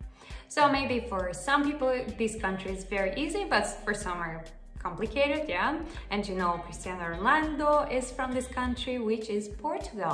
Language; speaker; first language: English; non-native, fluent; Russian